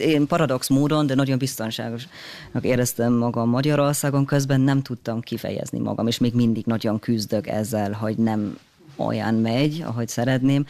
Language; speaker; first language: Hungarian; non-native, fluent; German